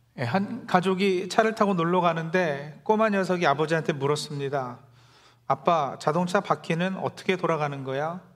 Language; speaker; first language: Korean; native; Korean